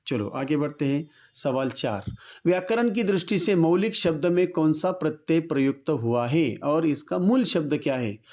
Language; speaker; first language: Hindi; non-native, local second language; Marathi